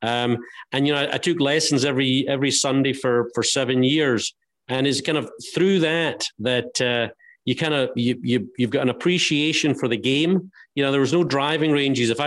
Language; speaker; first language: English; native; English